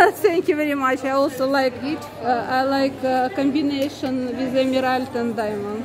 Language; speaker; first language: English; non-native, learner; Russian